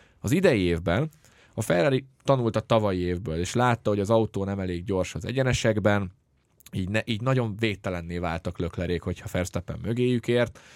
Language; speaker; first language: Hungarian; native; Hungarian